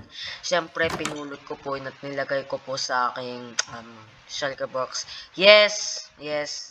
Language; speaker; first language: Filipino; native; Filipino